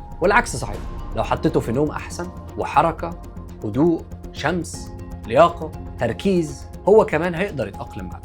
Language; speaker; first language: Arabic; native; Arabic